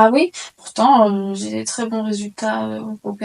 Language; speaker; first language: French; native; French